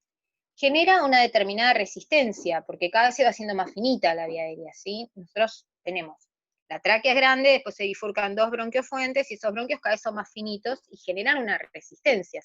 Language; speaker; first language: Spanish; native; Spanish